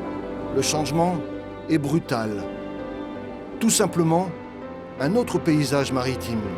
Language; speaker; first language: French; native; French